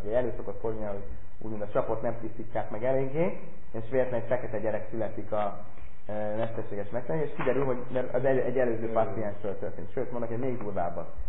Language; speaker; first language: Hungarian; non-native, fluent; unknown